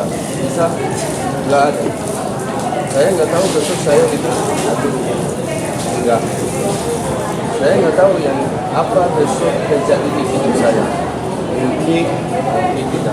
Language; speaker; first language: Indonesian; non-native, learner; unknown